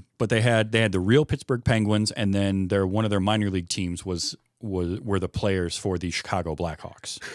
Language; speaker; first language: English; native; English